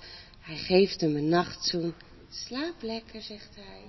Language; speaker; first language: Dutch; native; Dutch